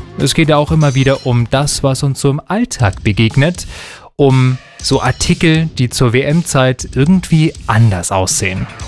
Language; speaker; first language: German; native; German